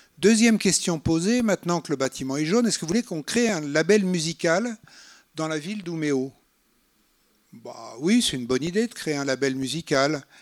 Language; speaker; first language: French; native; French